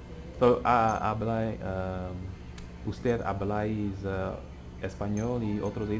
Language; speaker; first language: Spanish; non-native, learner; English